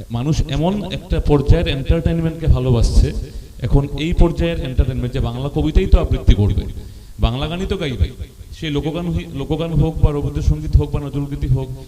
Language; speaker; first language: Bangla; native; Bangla